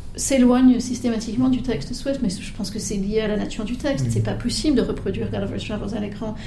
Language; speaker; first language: French; native; French